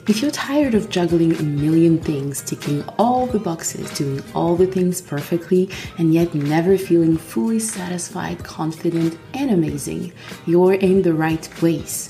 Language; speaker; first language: English; non-native, fluent; French